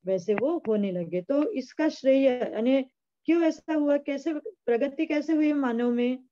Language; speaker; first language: Hindi; non-native, local second language; Marathi